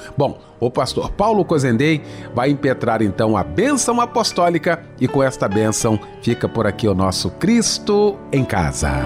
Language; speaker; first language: Portuguese; native; Portuguese